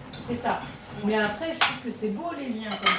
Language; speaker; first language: French; native; French